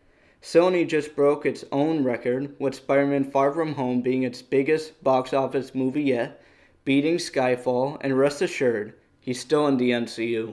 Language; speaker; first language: English; native; English